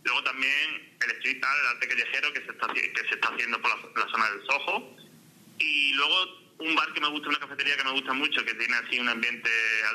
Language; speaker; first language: Spanish; native; Spanish